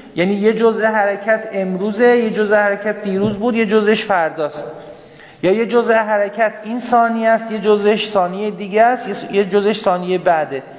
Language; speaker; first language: Persian; non-native, local second language; Azerbaijani